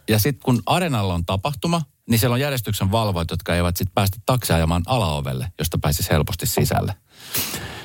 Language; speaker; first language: Finnish; native; Finnish